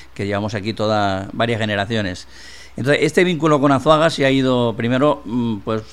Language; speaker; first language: Spanish; native; Spanish